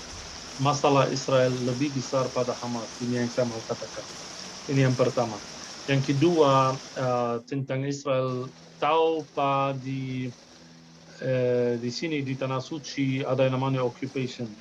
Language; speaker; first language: Indonesian; non-native, fluent; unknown